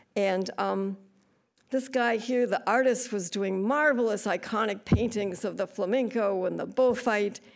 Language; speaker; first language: English; native; English